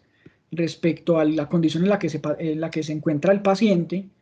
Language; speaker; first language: Spanish; native; Spanish